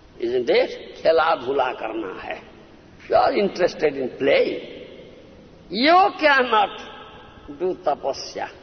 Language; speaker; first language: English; non-native, local second language; Odia